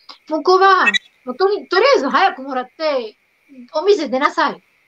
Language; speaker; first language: Japanese; non-native, fluent; Slovak